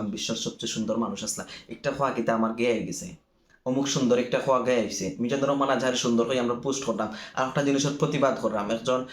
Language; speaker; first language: Bangla; native; Bangla